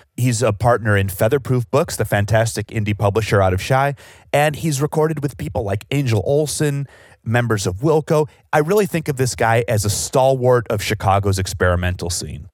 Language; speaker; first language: English; native; English